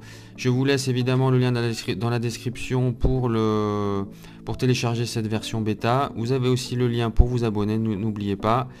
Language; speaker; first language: French; native; French